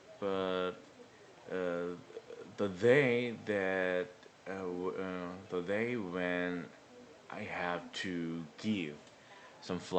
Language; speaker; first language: English; non-native, learner; Korean